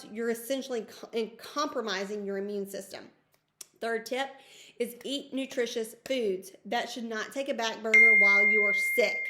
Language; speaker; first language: English; native; English